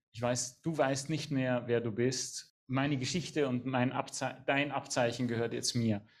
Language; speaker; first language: German; native; German